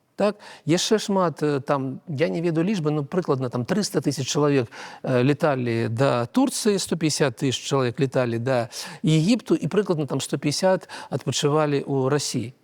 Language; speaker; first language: Belarusian; non-native, local second language; Russian